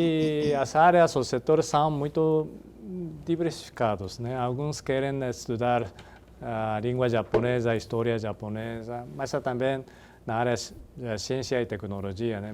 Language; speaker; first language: Portuguese; non-native, fluent; Japanese